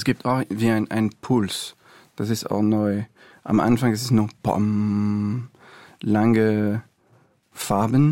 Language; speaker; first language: German; non-native, fluent; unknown